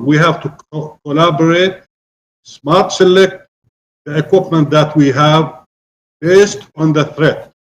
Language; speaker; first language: English; non-native, fluent; Arabic